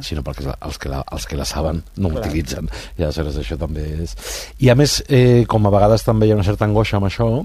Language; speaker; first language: Catalan; non-native, local second language; Spanish